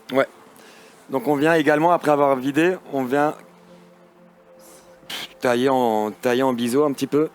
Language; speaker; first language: French; native; French